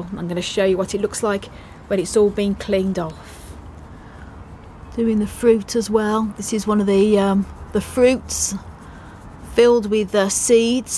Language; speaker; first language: English; native; English